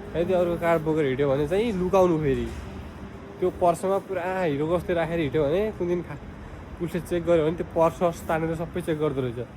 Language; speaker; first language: Nepali; native; Nepali